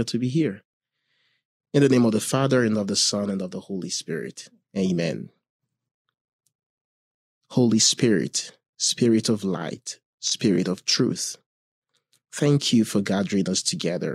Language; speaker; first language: English; non-native, local second language; Igbo